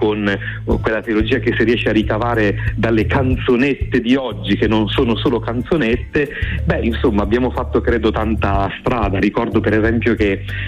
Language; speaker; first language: Italian; native; Italian